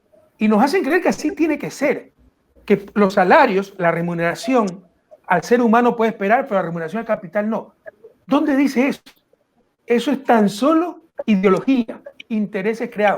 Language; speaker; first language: Spanish; native; Spanish